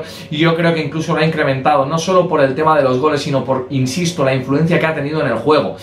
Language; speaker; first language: Spanish; native; Spanish